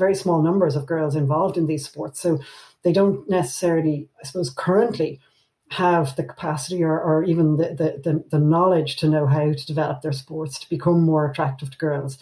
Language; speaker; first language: English; native; English